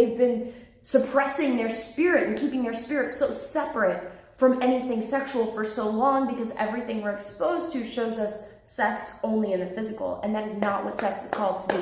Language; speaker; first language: English; native; English